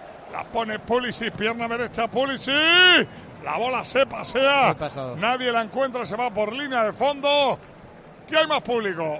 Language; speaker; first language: Spanish; native; Spanish